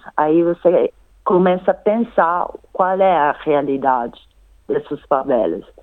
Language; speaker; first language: Portuguese; non-native, fluent; Italian